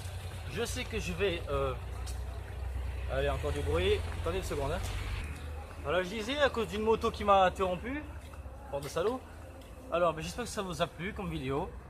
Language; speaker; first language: French; native; French